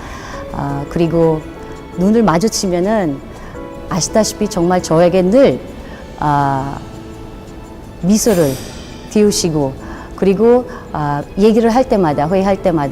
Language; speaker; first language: Korean; non-native, fluent; Filipino